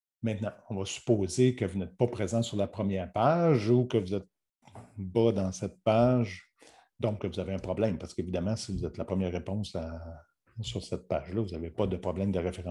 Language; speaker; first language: French; native; French